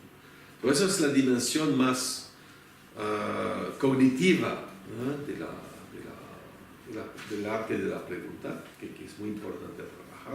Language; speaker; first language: Spanish; non-native, fluent; French